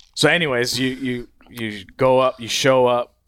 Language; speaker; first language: English; native; English